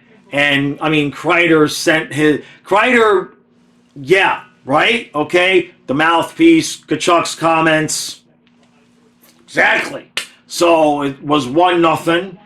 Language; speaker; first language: English; native; English